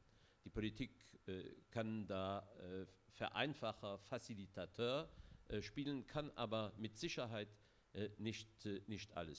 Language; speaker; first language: German; non-native, local second language; Luxembourgish